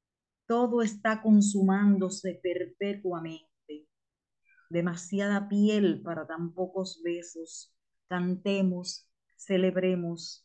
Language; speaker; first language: Spanish; native; Spanish